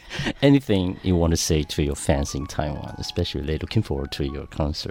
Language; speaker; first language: English; non-native, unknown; Chinese